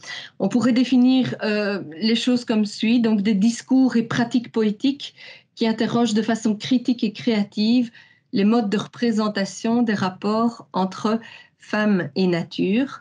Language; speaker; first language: French; native; French